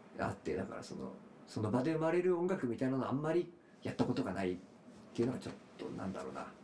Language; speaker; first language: Japanese; native; Japanese